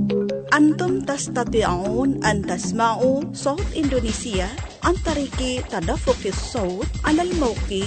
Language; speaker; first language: Arabic; non-native, fluent; Indonesian